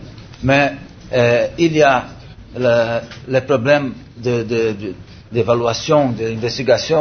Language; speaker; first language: French; non-native, learner; Portuguese